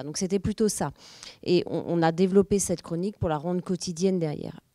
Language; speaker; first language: French; native; French